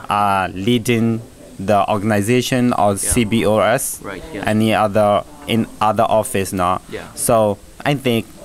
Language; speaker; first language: English; non-native, learner; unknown